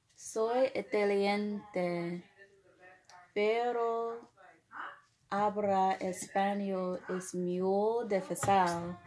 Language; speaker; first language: Spanish; non-native, learner; English